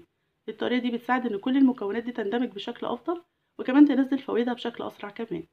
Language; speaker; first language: Arabic; native; Arabic